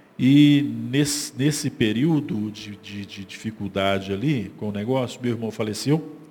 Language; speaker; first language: Portuguese; native; Portuguese